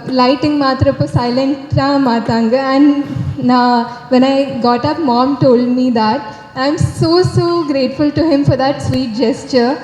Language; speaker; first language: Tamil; non-native, learner; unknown